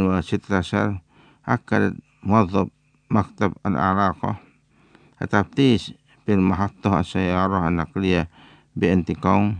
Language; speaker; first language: Arabic; non-native, fluent; Indonesian